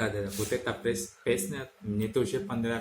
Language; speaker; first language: Russian; non-native, learner; Portuguese